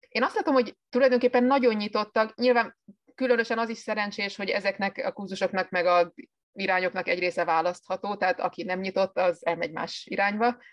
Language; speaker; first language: Hungarian; native; Hungarian